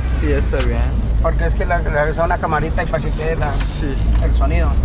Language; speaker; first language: Spanish; native; Spanish